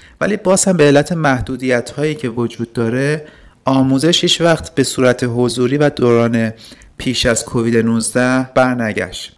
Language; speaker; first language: Persian; native; Persian